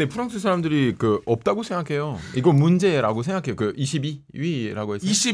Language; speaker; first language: Korean; non-native, fluent; French